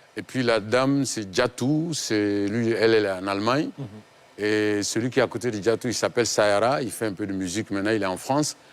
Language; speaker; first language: French; non-native, local second language; Dyula